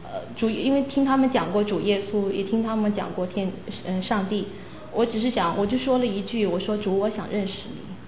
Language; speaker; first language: Chinese; native; Chinese